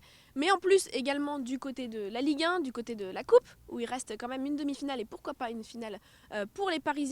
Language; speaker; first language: French; native; French